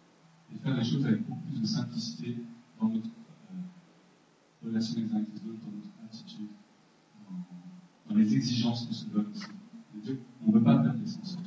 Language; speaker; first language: French; native; French